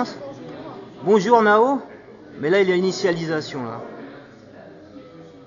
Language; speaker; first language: French; native; French